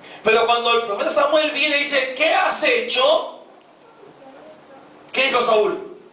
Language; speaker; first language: Spanish; native; Spanish